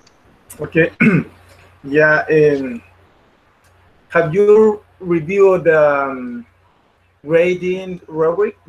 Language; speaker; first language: English; non-native, learner; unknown